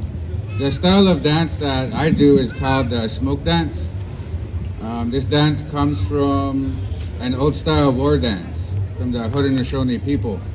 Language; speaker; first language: English; native; English